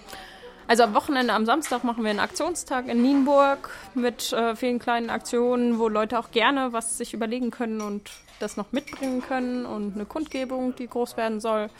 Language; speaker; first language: German; native; German